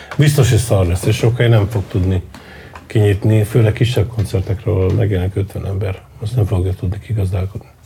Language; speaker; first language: Hungarian; native; Hungarian